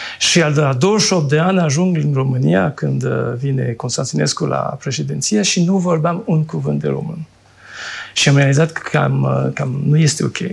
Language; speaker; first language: Romanian; non-native, fluent; French